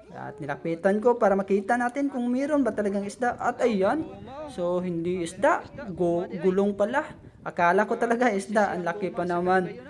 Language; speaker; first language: Filipino; non-native, local second language; Cebuano